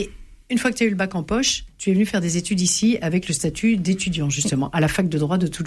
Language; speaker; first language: French; native; French